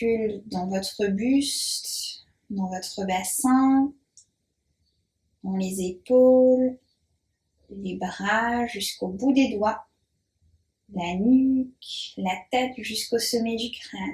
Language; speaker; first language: French; native; French